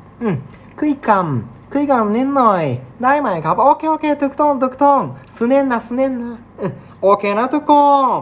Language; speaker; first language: Thai; non-native, learner; Japanese